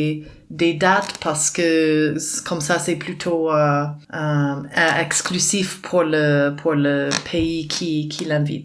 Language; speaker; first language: French; non-native, fluent; English